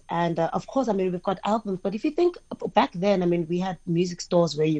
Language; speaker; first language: English; non-native, local second language; Xhosa